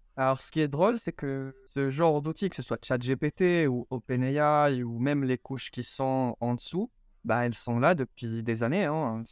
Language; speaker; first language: French; non-native, local second language; Arabic